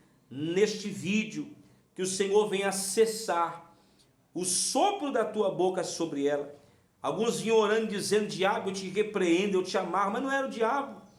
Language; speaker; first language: Portuguese; native; Portuguese